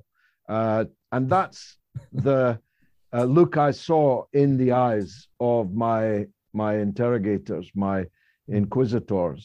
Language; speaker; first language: English; native; English